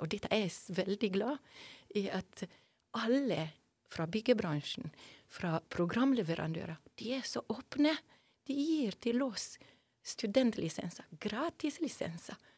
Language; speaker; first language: Norwegian; non-native, fluent; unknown